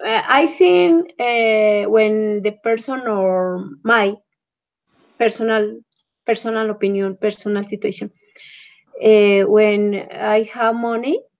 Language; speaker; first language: English; non-native, learner; Spanish